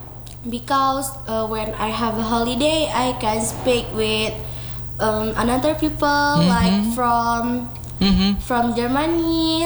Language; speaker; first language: English; non-native, learner; Indonesian